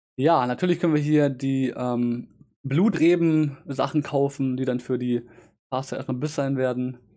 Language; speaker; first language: German; native; German